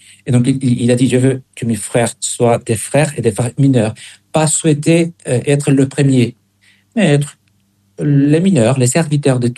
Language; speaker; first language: French; non-native, fluent; Spanish